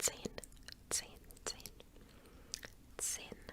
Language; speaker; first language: German; non-native, learner; English